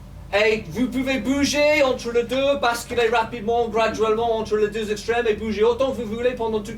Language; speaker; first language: French; native; French